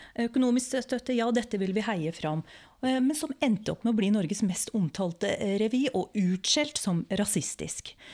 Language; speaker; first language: Norwegian; early bilingual, other home language; Urdu